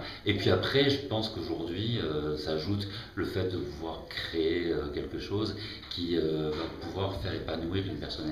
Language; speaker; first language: French; native; French